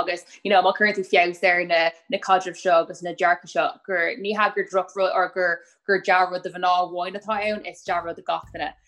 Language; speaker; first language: Irish; native; Irish